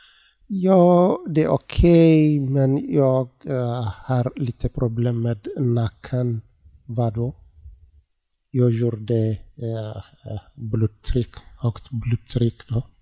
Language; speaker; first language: Swedish; non-native, learner; Tigrinya